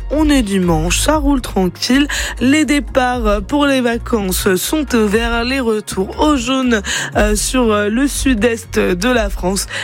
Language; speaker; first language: French; native; French